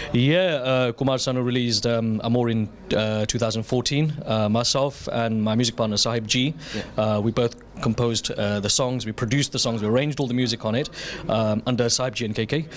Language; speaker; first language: English; early bilingual, other home language; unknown